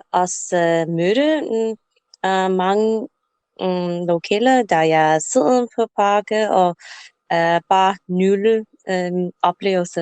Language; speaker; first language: Danish; non-native, learner; English